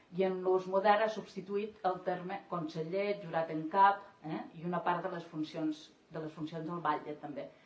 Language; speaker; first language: Catalan; native; Catalan